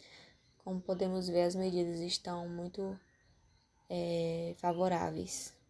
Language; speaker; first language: Portuguese; native; Portuguese